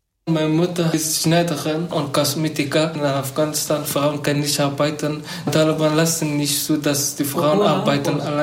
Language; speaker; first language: German; non-native, learner; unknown